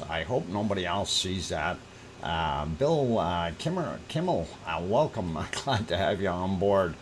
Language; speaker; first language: English; native; English